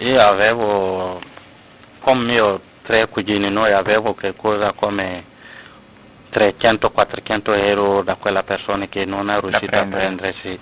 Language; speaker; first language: Italian; non-native, learner; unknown